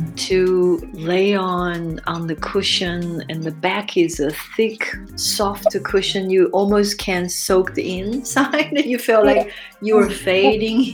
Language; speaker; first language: English; non-native, fluent; Chinese